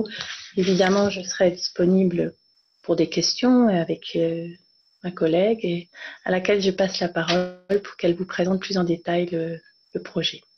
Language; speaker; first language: French; native; French